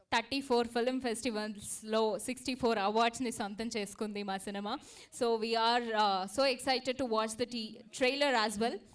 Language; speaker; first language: Telugu; native; Telugu